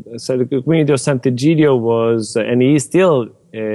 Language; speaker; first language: English; non-native, fluent; Italian